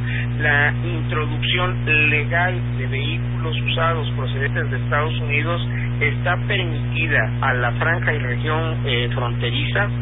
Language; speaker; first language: Spanish; native; Spanish